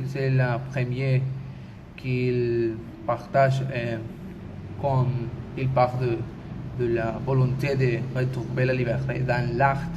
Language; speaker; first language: French; non-native, learner; Spanish